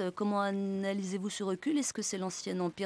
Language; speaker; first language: French; native; French